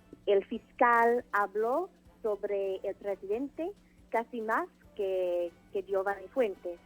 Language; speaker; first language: Spanish; non-native, fluent; English